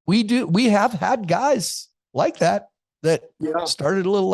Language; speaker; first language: English; native; English